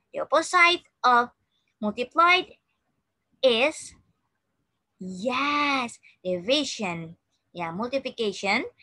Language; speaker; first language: English; non-native, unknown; Indonesian